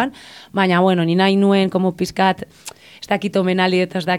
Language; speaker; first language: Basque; non-native, local second language; Spanish